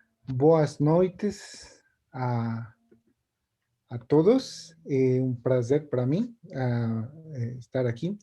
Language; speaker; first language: Portuguese; non-native, learner; Spanish